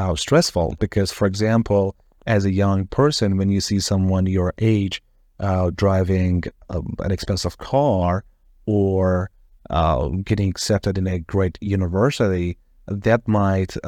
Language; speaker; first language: English; non-native, fluent; Persian